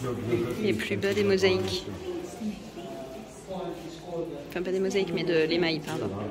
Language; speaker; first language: French; native; French